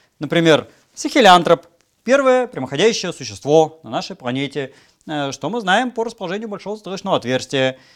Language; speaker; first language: Russian; native; Russian